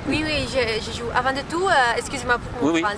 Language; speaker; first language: French; non-native, learner; Spanish